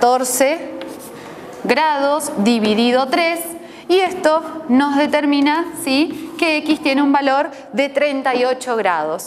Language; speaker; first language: Spanish; native; Spanish